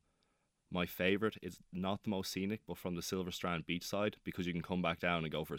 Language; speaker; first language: English; native; English